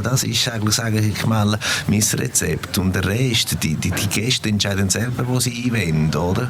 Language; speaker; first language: German; non-native, fluent; Italian